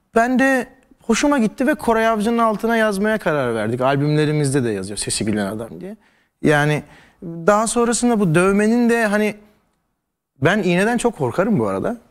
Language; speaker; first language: Turkish; native; Turkish